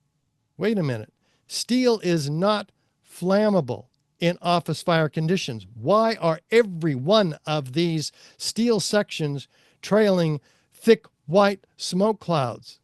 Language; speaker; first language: English; native; English